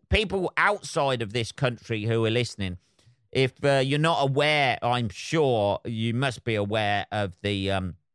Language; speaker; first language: English; native; English